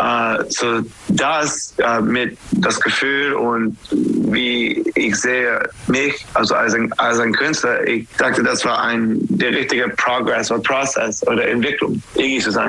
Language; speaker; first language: German; non-native, learner; English